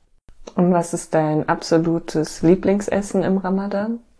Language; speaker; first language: German; native; German